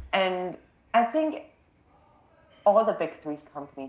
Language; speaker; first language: English; non-native, local second language; Cantonese